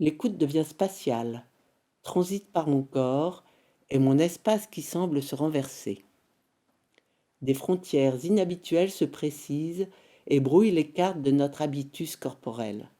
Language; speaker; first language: French; native; French